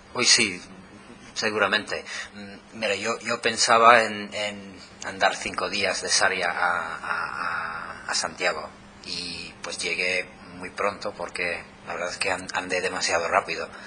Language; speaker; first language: Spanish; non-native, fluent; English